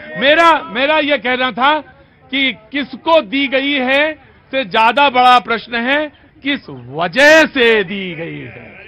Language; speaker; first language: Hindi; native; Hindi